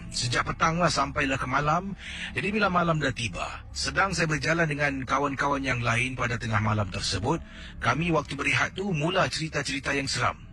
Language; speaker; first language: Malay; native; Malay